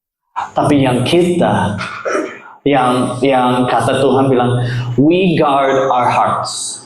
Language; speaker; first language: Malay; non-native, learner; English